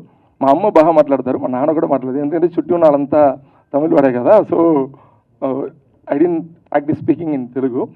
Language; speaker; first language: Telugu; early bilingual, heritage; Telugu